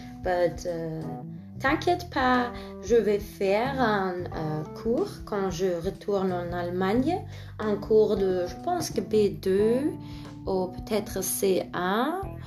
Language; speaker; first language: French; non-native, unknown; German